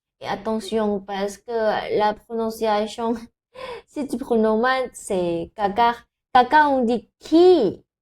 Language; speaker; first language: French; non-native, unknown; Thai